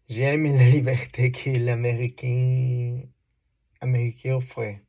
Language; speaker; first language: French; non-native, learner; Spanish